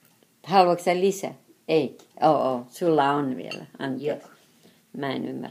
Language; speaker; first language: Finnish; early bilingual, heritage; Finnish